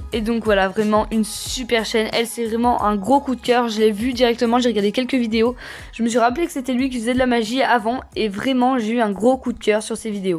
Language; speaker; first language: French; native; French